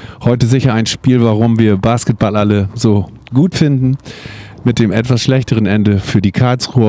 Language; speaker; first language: German; native; German